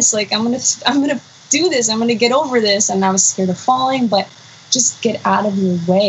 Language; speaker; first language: English; native; English